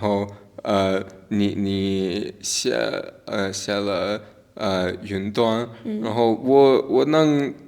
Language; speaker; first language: Chinese; non-native, learner; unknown